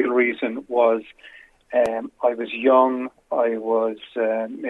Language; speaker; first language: English; native; English